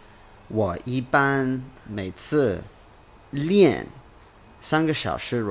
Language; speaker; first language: Chinese; non-native, learner; English